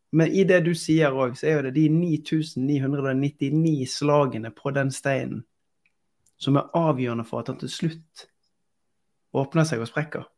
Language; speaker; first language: Norwegian; native; Norwegian